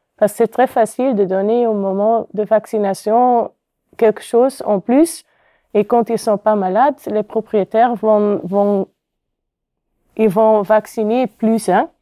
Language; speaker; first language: French; non-native, local second language; Dutch